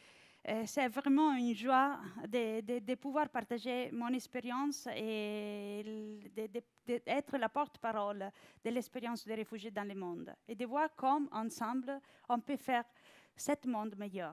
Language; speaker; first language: French; non-native, fluent; Italian